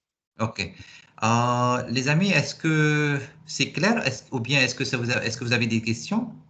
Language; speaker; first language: French; non-native, fluent; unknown